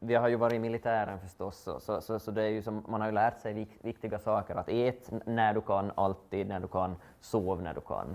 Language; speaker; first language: Swedish; native; Swedish